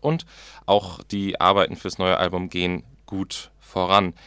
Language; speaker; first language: German; native; German